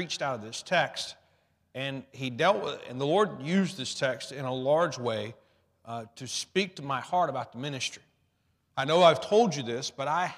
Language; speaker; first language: English; native; English